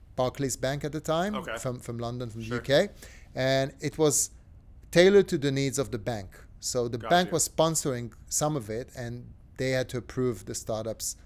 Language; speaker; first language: English; non-native, fluent; Hebrew